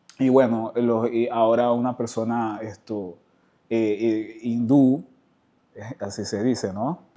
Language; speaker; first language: Spanish; native; Spanish